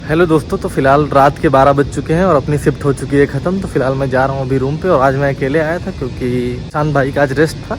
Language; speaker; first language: Hindi; native; Hindi